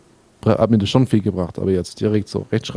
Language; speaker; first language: German; native; German